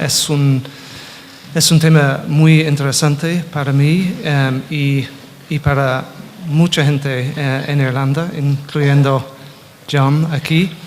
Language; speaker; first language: Spanish; non-native, fluent; English